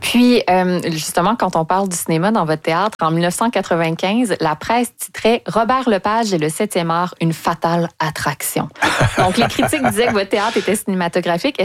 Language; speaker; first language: French; native; French